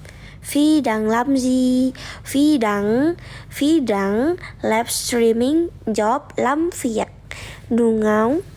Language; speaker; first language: Vietnamese; non-native, learner; Indonesian